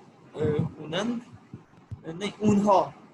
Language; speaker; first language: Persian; non-native, learner; Urdu